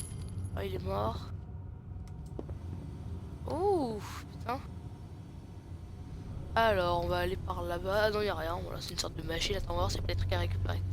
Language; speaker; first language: French; native; French